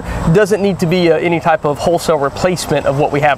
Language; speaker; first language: English; native; English